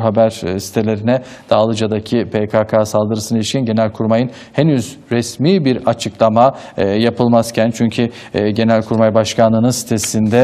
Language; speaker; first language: Turkish; native; Turkish